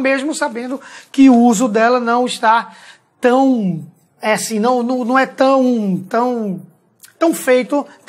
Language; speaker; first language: Portuguese; native; Portuguese